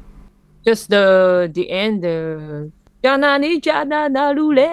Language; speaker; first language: English; non-native, learner; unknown